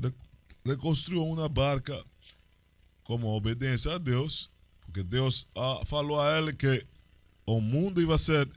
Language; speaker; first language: Portuguese; non-native, learner; Spanish